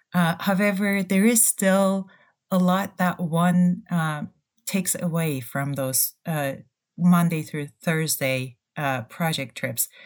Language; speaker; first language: English; non-native, fluent; Turkish